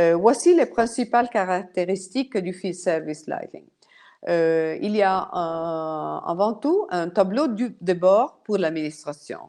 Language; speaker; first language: French; non-native, fluent; Italian